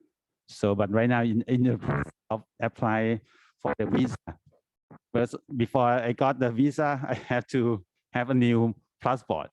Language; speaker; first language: English; non-native, fluent; Thai